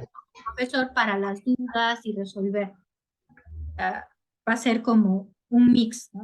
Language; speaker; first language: Spanish; native; Spanish